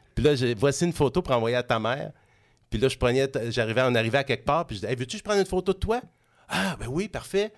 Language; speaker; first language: French; native; French